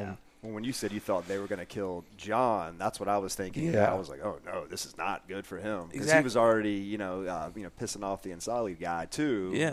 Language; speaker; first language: English; native; English